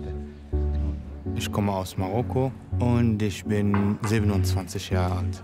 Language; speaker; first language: German; non-native, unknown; Arabic